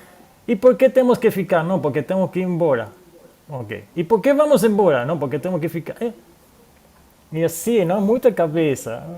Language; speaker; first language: Portuguese; non-native, fluent; Spanish